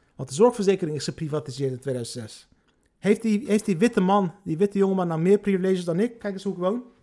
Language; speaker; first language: Dutch; early bilingual, other home language; Turkish